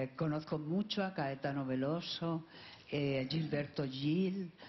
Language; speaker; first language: Spanish; native; Spanish